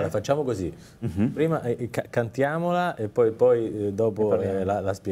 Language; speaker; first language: Italian; native; Italian